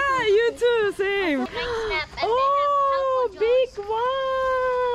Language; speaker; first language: English; non-native, learner; Turkish